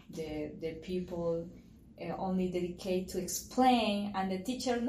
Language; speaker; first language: English; non-native, learner; Spanish